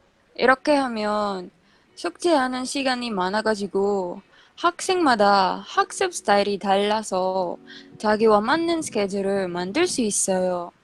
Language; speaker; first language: Korean; non-native, learner; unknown